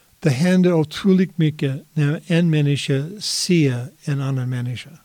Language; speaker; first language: Swedish; non-native, fluent; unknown